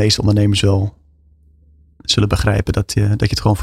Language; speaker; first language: Dutch; native; Dutch